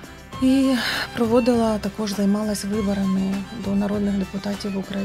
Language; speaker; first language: Ukrainian; non-native, local second language; Russian